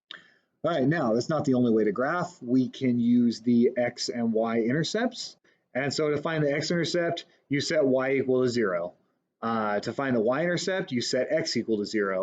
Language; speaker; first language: English; native; English